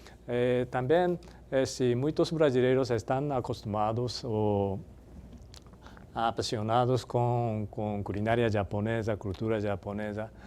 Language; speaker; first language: Portuguese; non-native, fluent; Japanese